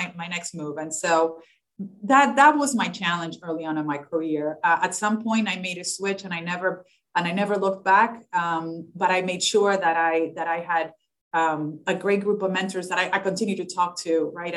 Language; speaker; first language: English; non-native, fluent; Spanish